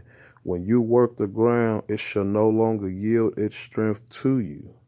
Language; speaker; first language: English; native; English